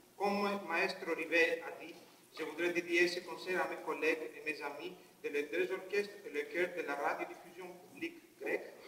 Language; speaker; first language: French; non-native, learner; Greek